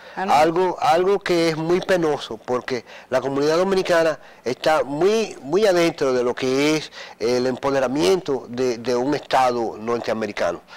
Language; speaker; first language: Spanish; early bilingual, heritage; Spanish